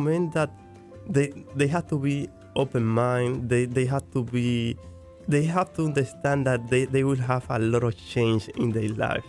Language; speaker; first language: English; non-native, fluent; Spanish